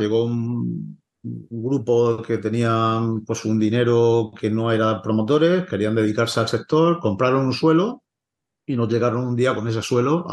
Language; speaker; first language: Spanish; native; Spanish